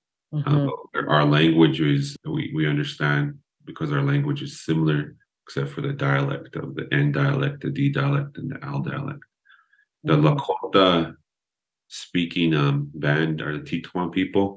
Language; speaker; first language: English; early bilingual, other home language; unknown